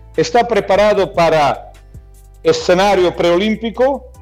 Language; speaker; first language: Spanish; non-native, fluent; Croatian